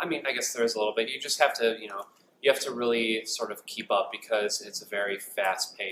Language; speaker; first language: English; native; English